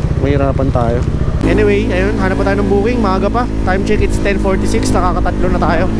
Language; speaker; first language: Filipino; native; Filipino